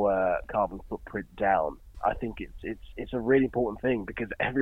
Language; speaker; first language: English; native; English